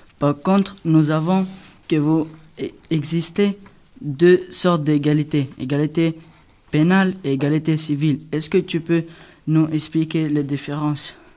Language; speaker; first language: French; non-native, learner; Albanian